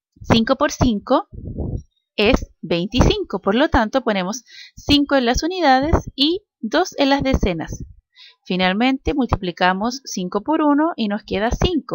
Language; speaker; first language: Spanish; native; Spanish